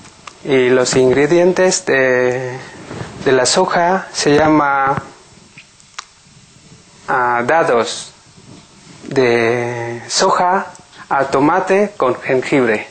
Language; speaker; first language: Spanish; non-native, learner; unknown